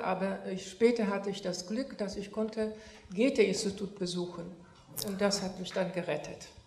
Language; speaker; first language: German; non-native, fluent; Polish